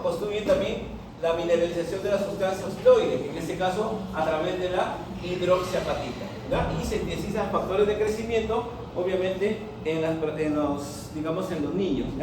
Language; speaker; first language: Spanish; native; Spanish